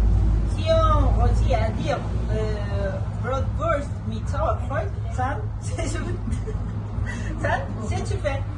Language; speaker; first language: French; non-native, learner; Spanish